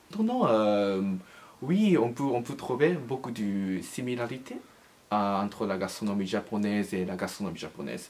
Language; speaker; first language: French; non-native, learner; Japanese